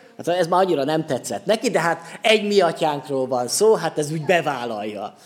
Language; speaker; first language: Hungarian; native; Hungarian